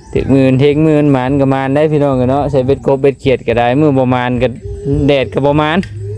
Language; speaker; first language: Thai; native; Thai